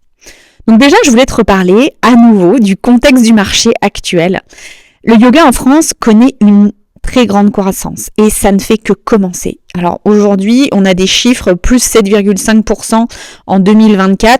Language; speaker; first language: French; native; French